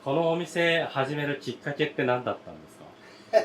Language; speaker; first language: Japanese; native; Japanese